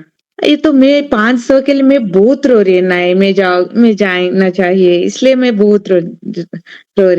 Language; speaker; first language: Hindi; non-native, learner; Telugu